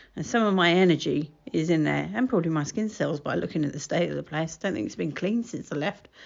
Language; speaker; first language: English; native; English